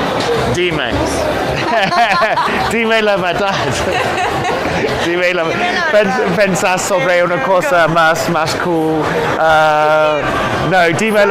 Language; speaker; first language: Spanish; non-native, learner; English